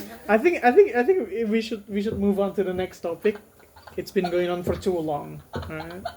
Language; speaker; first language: English; non-native, fluent; Indonesian